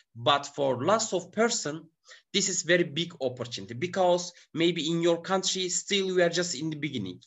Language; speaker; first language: English; non-native, learner; Turkish